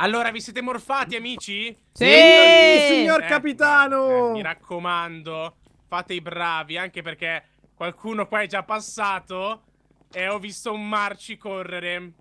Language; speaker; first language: Italian; native; Italian